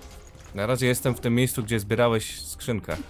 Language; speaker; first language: Polish; native; Polish